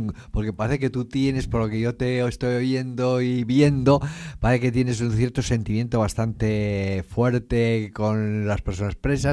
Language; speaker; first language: Spanish; native; Spanish